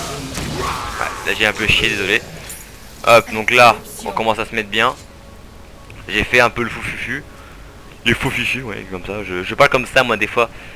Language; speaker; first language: French; native; French